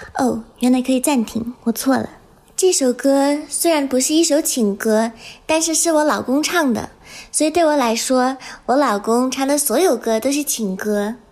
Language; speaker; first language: Chinese; non-native, fluent; English